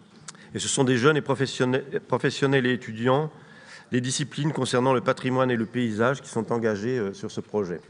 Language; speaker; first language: French; native; French